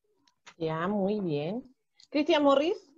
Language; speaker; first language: Spanish; native; Spanish